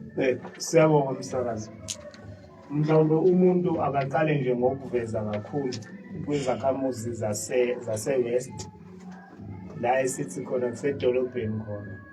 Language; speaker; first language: Zulu; native; Zulu